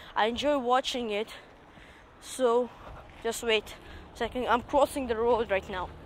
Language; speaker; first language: English; non-native, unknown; Russian